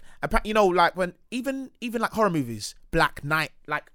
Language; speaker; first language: English; native; English